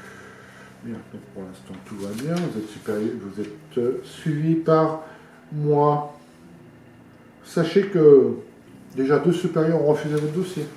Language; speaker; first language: French; native; French